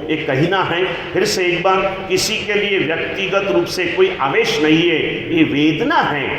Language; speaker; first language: Hindi; non-native, local second language; Gujarati